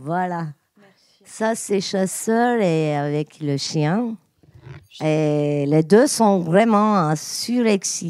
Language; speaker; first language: French; non-native, learner; Turkish